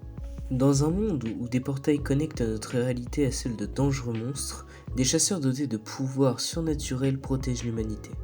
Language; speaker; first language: French; native; French